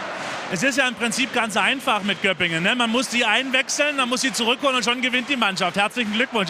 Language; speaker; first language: German; native; German